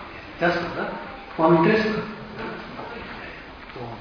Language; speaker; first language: Russian; non-native, learner; Tibetan